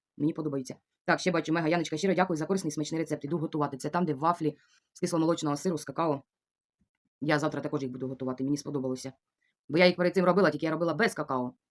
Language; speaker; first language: Ukrainian; non-native, local second language; Russian